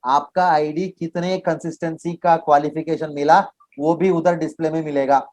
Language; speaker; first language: Hindi; non-native, local second language; Kannada